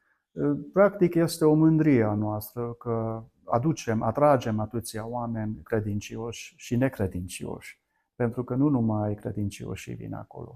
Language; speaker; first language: Romanian; non-native, local second language; Hungarian